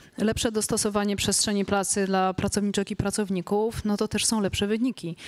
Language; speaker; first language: Polish; native; Polish